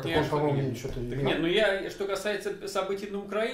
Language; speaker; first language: Russian; native; Russian